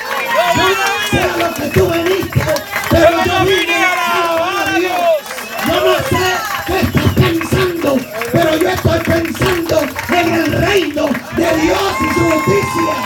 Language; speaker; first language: Spanish; native; Spanish